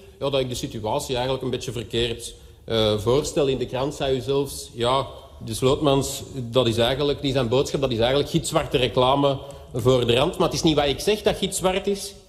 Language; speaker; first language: Dutch; native; Dutch